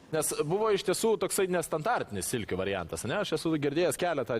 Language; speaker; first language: Lithuanian; native; Lithuanian